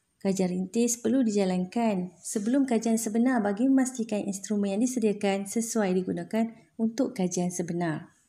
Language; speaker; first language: Malay; native; Malay